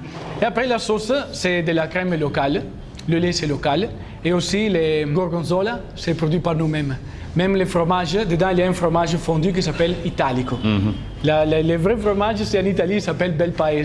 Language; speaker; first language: French; non-native, fluent; Italian